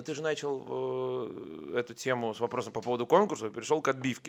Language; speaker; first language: Russian; native; Russian